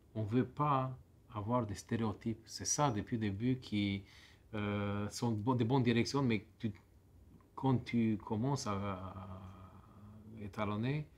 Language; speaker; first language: French; non-native, fluent; Romanian